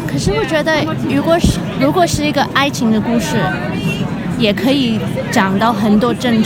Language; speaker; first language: Chinese; non-native, local second language; Cantonese